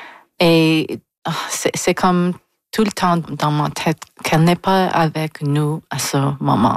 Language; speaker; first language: French; non-native, local second language; English